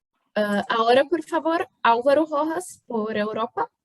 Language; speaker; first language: Spanish; non-native, fluent; Portuguese